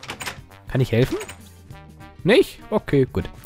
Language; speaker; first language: German; native; German